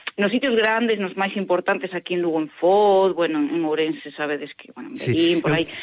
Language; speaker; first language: Galician; native; Galician